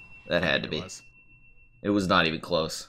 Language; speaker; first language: English; native; English